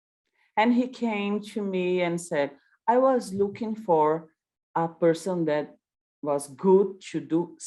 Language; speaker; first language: English; non-native, learner; Portuguese